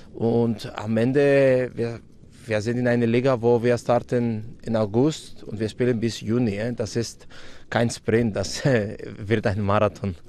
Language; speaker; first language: German; non-native, fluent; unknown